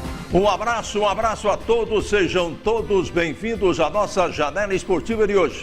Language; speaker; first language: Portuguese; native; Portuguese